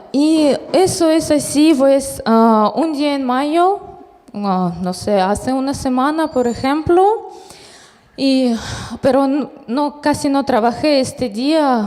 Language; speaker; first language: Spanish; non-native, fluent; Russian